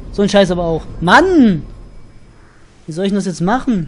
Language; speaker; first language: German; native; German